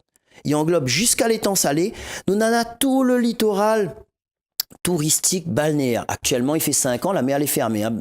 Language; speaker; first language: French; non-native, local second language; Réunion Creole French